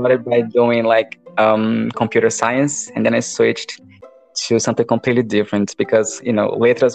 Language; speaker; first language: English; non-native, fluent; Portuguese